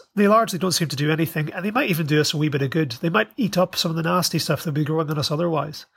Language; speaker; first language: English; native; English